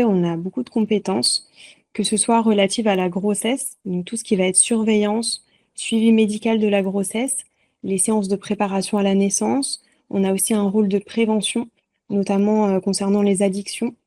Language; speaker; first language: French; native; French